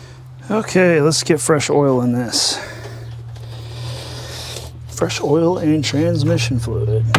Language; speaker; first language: English; native; English